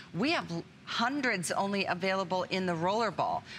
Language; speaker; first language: English; native; English